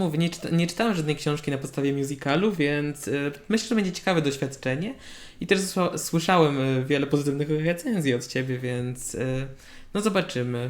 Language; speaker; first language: Polish; native; Polish